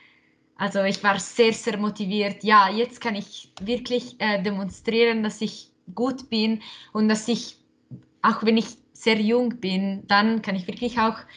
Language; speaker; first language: German; non-native, local second language; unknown